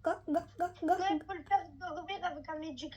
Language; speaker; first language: French; native; French